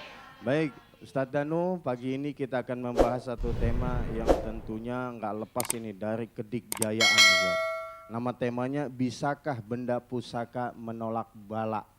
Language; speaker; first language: Indonesian; native; Indonesian